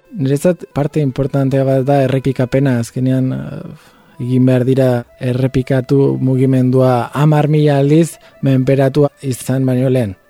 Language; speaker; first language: Basque; non-native, fluent; Spanish